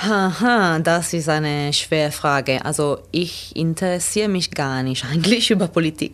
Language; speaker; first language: German; non-native, learner; Italian